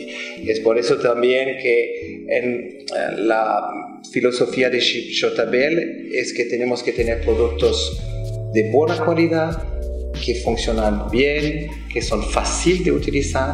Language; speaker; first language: Spanish; non-native, fluent; French